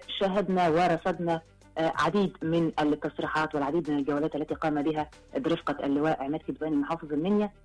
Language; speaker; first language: Arabic; native; Arabic